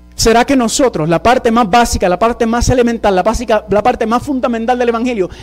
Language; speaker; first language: Spanish; early bilingual, heritage; Spanish